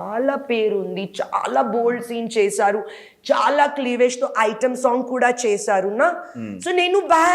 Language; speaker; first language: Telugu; non-native, learner; Hindi